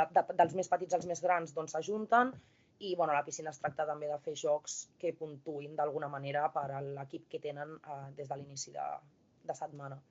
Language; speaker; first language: Catalan; native; Catalan